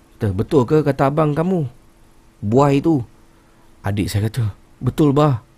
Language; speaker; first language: Malay; native; Malay